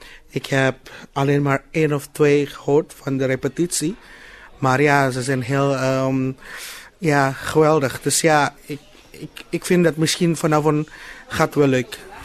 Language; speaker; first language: Dutch; non-native, learner; Indonesian